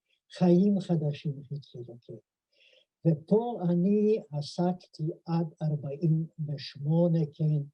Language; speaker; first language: Hebrew; non-native, fluent; Yiddish